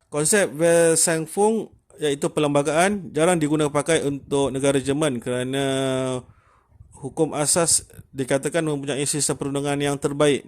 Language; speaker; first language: Malay; native; Malay